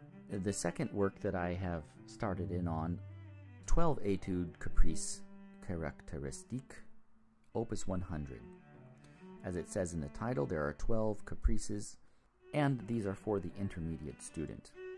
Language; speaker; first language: English; native; English